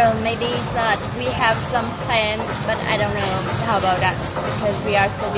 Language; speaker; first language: English; non-native, learner; Vietnamese